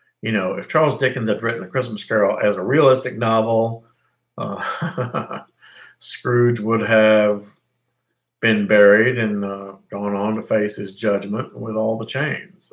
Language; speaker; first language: English; native; English